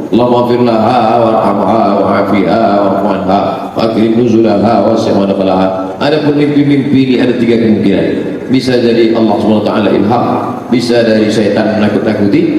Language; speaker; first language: Malay; native; Malay